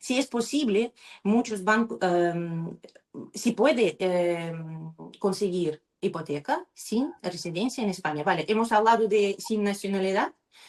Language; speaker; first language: Spanish; non-native, learner; Russian